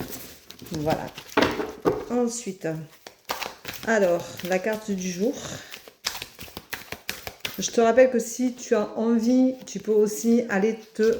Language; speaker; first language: French; native; French